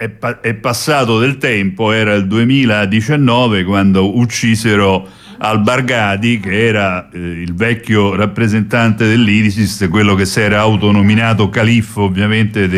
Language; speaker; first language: Italian; native; Italian